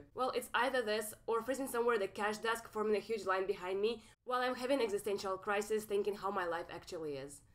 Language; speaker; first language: English; non-native, fluent; Russian